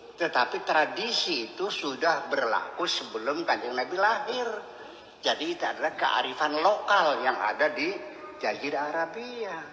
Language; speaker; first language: Indonesian; native; Indonesian